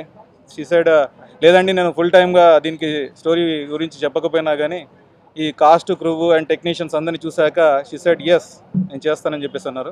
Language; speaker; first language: Telugu; native; Telugu